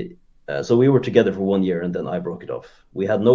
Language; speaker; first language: English; non-native, fluent; Norwegian